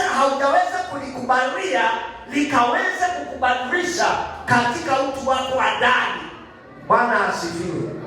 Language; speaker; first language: Swahili; non-native, local second language; Kikuyu